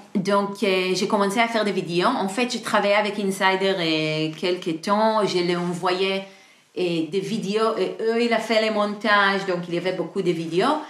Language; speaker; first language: French; non-native, learner; Hebrew